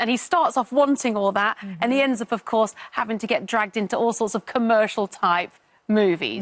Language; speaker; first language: English; native; English